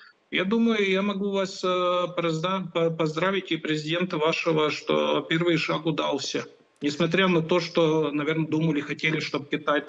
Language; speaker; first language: Russian; non-native, local second language; Latvian